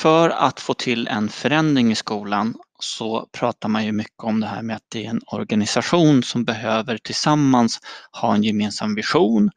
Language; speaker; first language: Swedish; native; Swedish